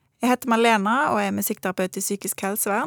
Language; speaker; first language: Norwegian; native; Norwegian